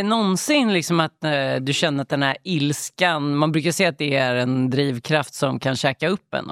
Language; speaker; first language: Swedish; native; Swedish